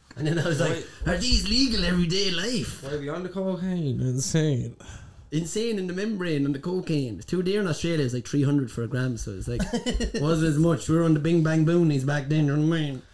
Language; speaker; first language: English; native; English